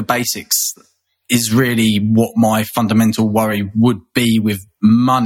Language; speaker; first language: English; native; English